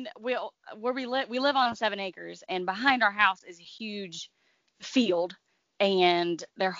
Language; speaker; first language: English; native; English